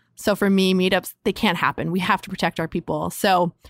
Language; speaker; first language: English; native; English